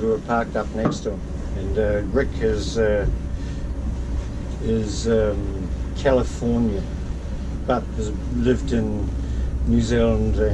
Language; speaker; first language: English; native; English